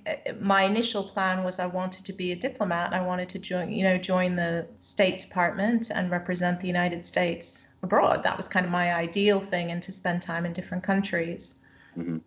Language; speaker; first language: English; native; English